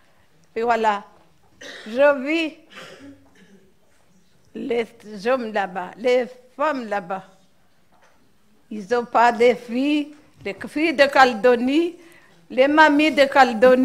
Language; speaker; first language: French; non-native, local second language; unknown